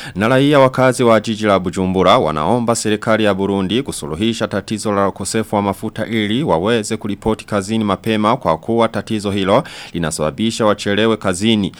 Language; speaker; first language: Swahili; non-native, local second language; Rundi